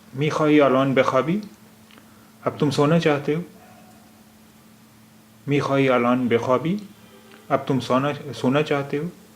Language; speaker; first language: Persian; non-native, fluent; Urdu